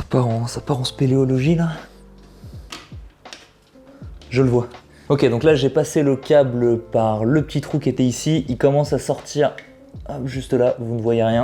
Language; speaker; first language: French; native; French